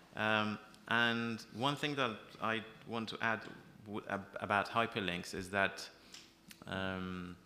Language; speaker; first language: English; non-native, fluent; Persian